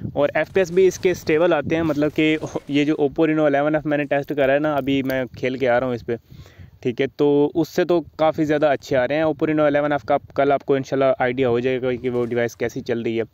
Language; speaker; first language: Urdu; native; Urdu